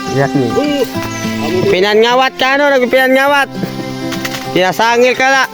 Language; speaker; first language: Filipino; non-native, local second language; Waray